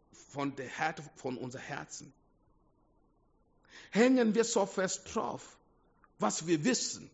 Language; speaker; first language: German; non-native, fluent; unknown